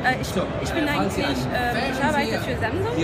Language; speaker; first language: German; non-native, learner; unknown